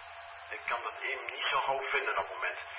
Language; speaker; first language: Dutch; native; Dutch